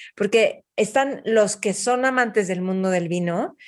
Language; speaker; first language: Spanish; native; Spanish